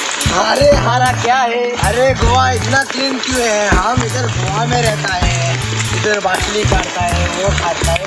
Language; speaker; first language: Hindi; non-native, local second language; Konkani